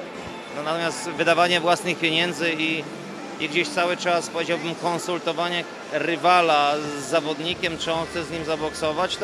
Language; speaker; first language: Polish; native; Polish